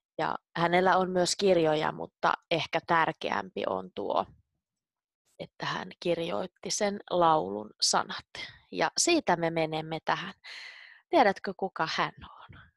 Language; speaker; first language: Finnish; native; Finnish